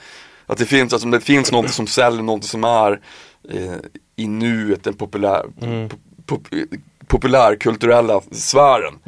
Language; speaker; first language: Swedish; native; Swedish